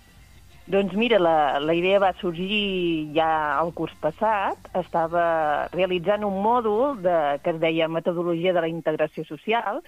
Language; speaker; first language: Catalan; native; Catalan